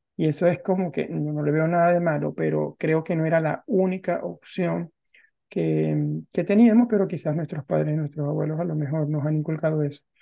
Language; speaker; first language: Spanish; native; Spanish